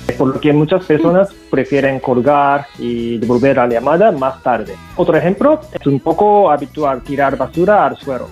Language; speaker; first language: Spanish; non-native, fluent; Japanese